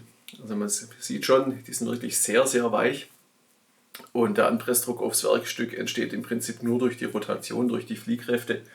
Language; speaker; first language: German; native; German